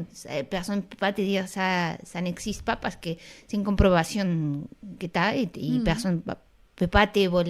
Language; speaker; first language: French; non-native, fluent; Spanish